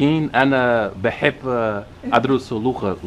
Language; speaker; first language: Arabic; non-native, learner; English